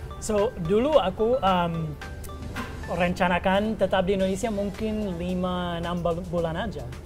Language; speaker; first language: Indonesian; non-native, fluent; English